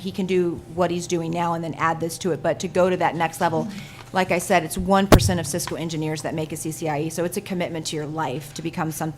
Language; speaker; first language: English; native; English